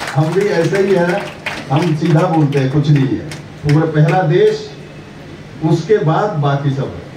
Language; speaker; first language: Hindi; non-native, local second language; Bangla